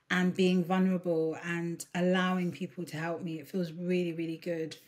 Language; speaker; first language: English; early bilingual, other home language; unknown